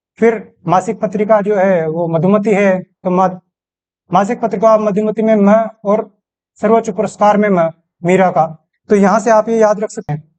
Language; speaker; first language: Hindi; native; Hindi